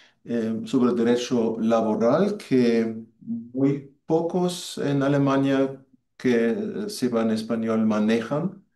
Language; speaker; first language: Spanish; non-native, fluent; German